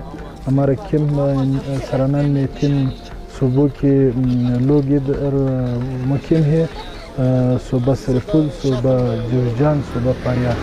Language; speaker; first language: Hindi; non-native, local second language; Pashto